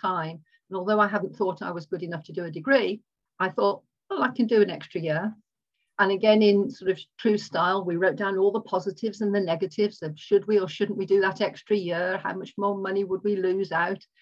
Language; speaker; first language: English; native; English